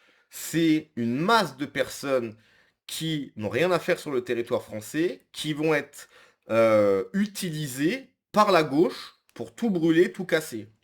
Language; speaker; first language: French; native; French